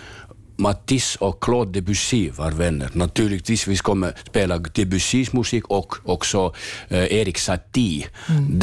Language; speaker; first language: Swedish; non-native, learner; Finnish